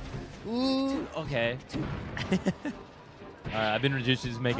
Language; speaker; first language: English; native; English